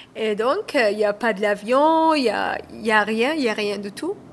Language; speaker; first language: French; non-native, learner; Somali